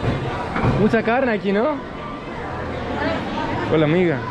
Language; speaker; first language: Spanish; non-native, learner; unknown